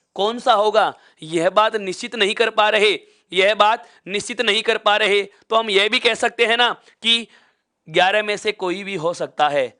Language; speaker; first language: Hindi; native; Hindi